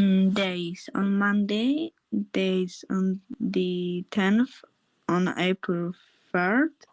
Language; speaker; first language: English; non-native, learner; Polish